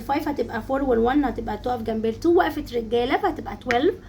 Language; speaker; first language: Arabic; native; Arabic